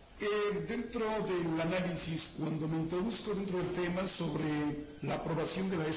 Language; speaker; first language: Spanish; native; Spanish